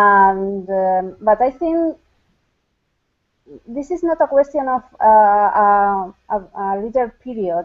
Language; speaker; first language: English; non-native, fluent; Spanish